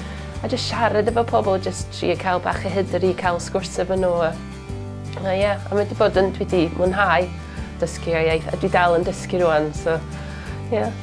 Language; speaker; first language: Welsh; non-native, learner; English